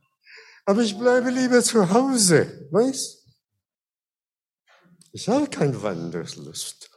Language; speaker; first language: German; non-native, fluent; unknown